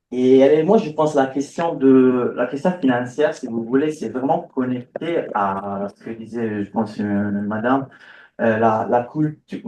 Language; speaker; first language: French; non-native, fluent; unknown